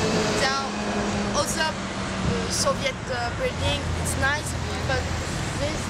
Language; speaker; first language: English; non-native, learner; French